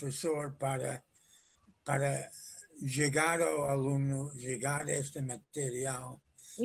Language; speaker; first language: Portuguese; non-native, fluent; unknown